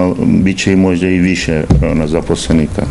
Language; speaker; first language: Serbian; non-native, learner; Turkish